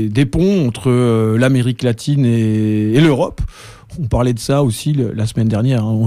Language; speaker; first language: French; native; French